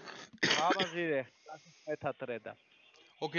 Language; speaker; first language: German; non-native, learner; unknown